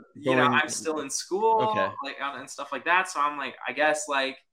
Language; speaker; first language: English; native; English